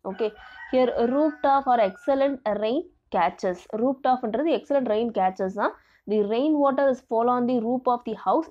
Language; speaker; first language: English; non-native, local second language; Tamil